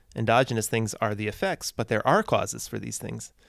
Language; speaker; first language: English; native; English